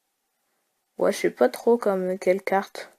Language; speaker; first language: French; native; French